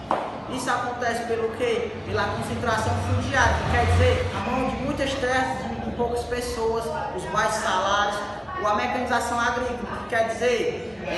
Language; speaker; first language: Portuguese; native; Portuguese